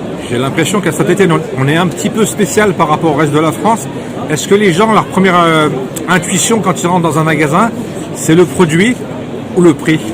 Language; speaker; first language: French; native; French